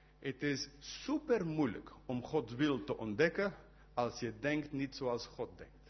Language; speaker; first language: Dutch; non-native, fluent; English